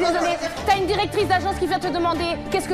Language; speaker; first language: French; native; French